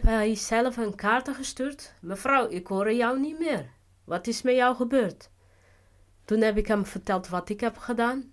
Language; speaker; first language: Dutch; non-native, fluent; Portuguese